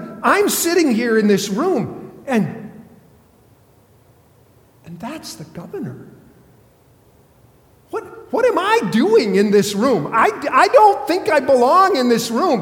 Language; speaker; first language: English; native; English